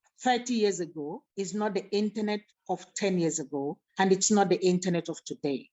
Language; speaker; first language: English; non-native, local second language; Igbo